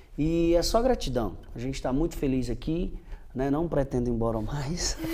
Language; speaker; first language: Portuguese; native; Portuguese